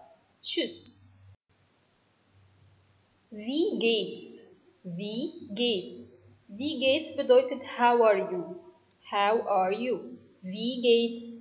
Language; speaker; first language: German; non-native, fluent; Arabic